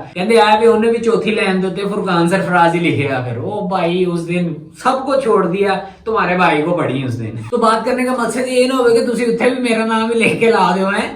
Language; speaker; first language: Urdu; non-native, local second language; Punjabi